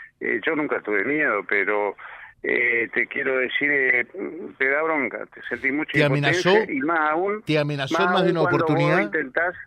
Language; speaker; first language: Spanish; native; Spanish